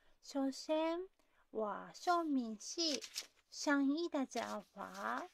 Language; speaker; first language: Chinese; non-native, learner; Japanese